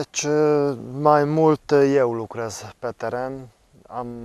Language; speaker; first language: Romanian; non-native, local second language; Hungarian